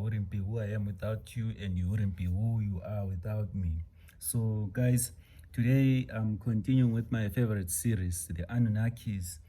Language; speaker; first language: English; non-native, local second language; Xhosa